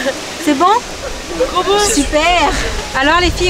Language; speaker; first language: French; native; French